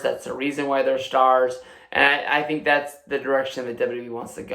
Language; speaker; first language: English; native; English